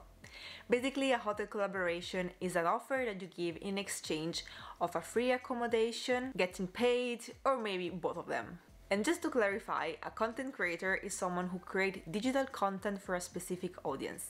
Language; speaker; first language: English; non-native, fluent; Italian